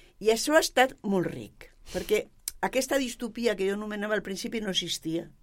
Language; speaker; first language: Catalan; non-native, local second language; Spanish